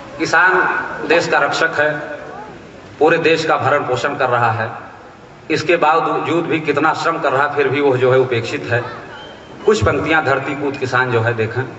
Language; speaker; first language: Hindi; native; Hindi